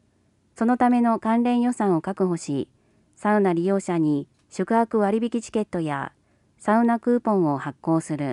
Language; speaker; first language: Japanese; native; Japanese